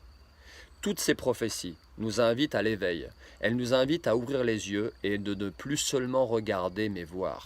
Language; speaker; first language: French; native; French